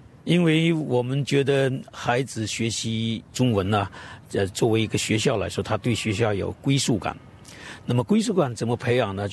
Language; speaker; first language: Chinese; native; Chinese